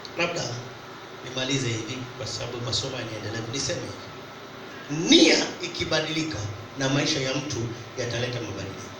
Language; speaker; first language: Swahili; native; Swahili